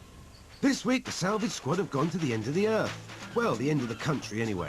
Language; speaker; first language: English; native; English